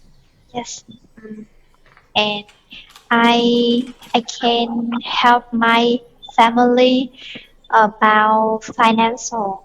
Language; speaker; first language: English; non-native, learner; Vietnamese